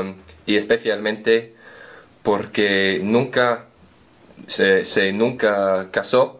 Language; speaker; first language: Spanish; non-native, learner; English